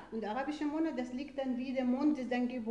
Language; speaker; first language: German; non-native, fluent; Arabic